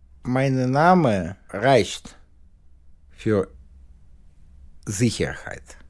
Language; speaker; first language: German; non-native, learner; Russian